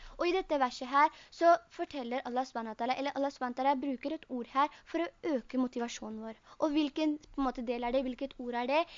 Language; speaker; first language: Norwegian; early bilingual, other home language; Urdu